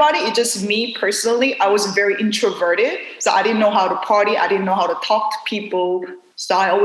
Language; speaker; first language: English; non-native, fluent; Korean